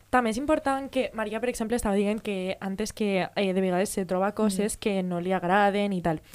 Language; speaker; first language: Spanish; non-native, local second language; Catalan